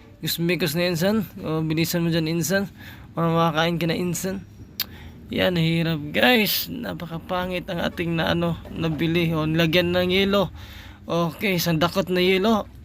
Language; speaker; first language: Filipino; non-native, local second language; Cebuano